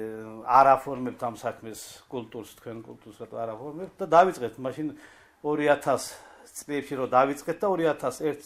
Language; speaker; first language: Georgian; early bilingual, heritage; Georgian